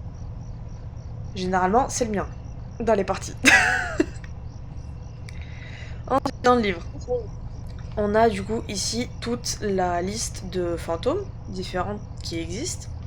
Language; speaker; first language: French; native; French